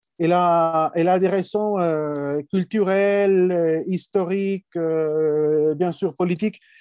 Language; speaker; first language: French; non-native, fluent; Spanish